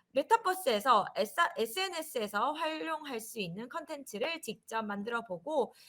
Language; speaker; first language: Korean; native; Korean